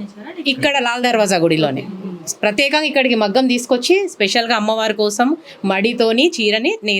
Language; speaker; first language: Telugu; native; Telugu